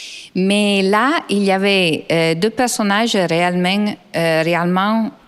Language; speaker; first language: French; non-native, fluent; Italian